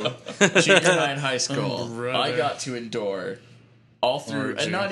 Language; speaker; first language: English; native; English